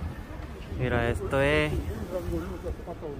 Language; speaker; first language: Spanish; non-native, fluent; Korean